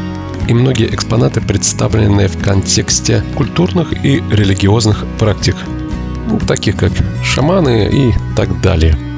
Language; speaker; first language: Russian; native; Russian